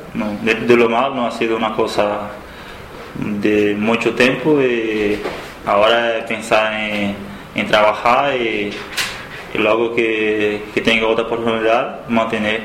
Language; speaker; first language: Spanish; non-native, learner; Portuguese